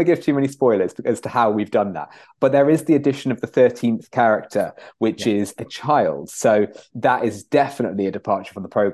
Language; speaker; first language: English; native; English